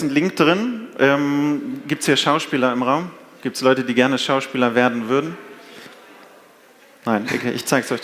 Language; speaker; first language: German; native; German